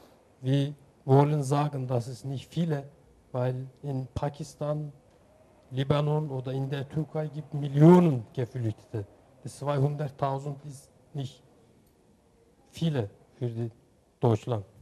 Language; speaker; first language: German; non-native, learner; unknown